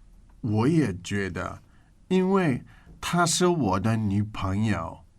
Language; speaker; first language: Chinese; non-native, learner; English